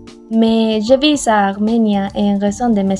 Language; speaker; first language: French; non-native, learner; Spanish